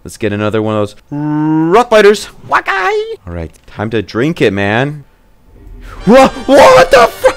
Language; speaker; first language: English; native; English